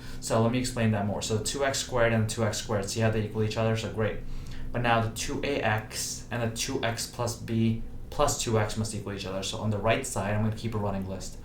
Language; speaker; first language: English; native; English